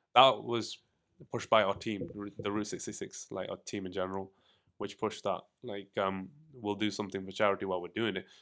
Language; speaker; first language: English; early bilingual, other home language; Hindi